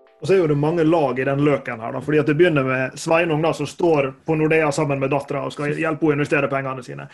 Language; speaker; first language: Norwegian; native; Norwegian